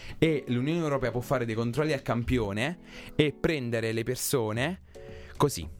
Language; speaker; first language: Italian; native; Italian